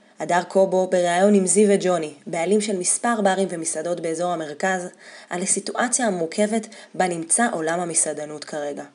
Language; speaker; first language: Hebrew; native; Hebrew